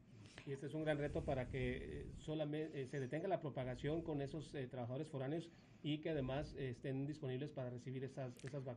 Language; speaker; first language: Spanish; native; Spanish